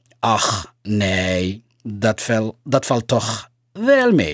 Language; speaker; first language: Dutch; non-native, learner; Somali